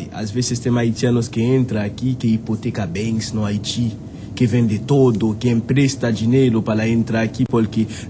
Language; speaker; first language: Portuguese; non-native, fluent; Haitian Creole